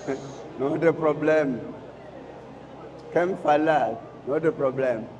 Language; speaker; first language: Portuguese; non-native, learner; Lingala